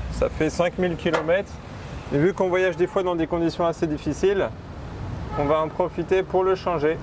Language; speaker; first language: French; native; French